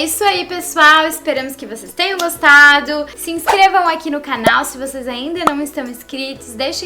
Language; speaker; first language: Portuguese; native; Portuguese